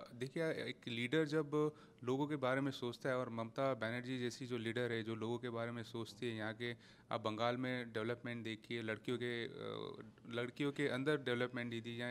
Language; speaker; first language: Hindi; native; Hindi